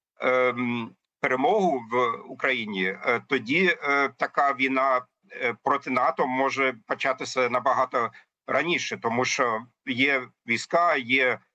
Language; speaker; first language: Ukrainian; non-native, fluent; German